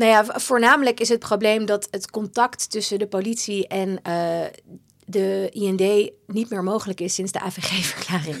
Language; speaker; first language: Dutch; native; Dutch